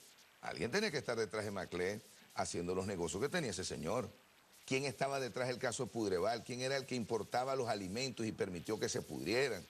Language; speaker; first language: Spanish; native; Spanish